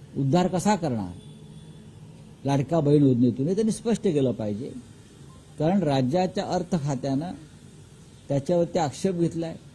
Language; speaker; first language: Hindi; non-native, local second language; Marathi